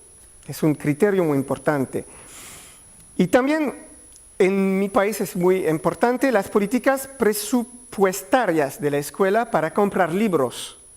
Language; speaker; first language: Spanish; non-native, learner; French